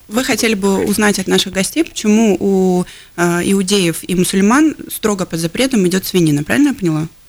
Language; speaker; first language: Russian; native; Russian